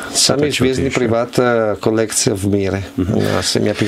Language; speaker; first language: Russian; non-native, learner; Italian